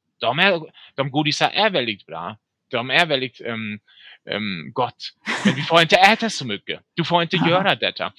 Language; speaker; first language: Swedish; non-native, fluent; German